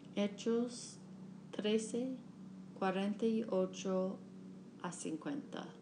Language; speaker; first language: Spanish; non-native, learner; English